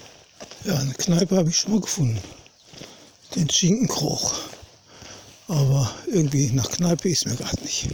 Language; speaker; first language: German; native; German